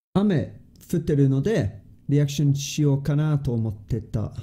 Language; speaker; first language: Japanese; non-native, fluent; English